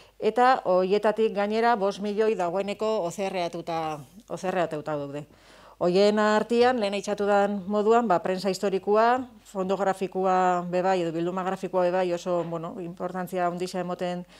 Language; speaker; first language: Basque; native; Basque